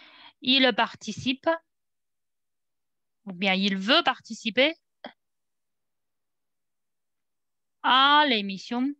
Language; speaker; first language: French; non-native, fluent; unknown